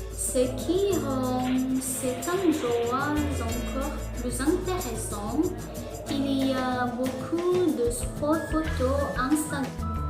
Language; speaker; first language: French; non-native, learner; Indonesian